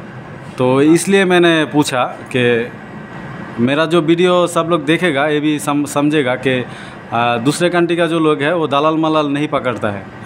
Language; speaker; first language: Hindi; non-native, learner; Bangla